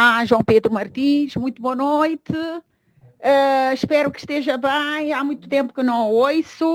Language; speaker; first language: Portuguese; non-native, local second language; Kabuverdianu